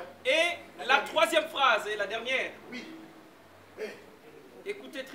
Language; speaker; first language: French; non-native, local second language; Lingala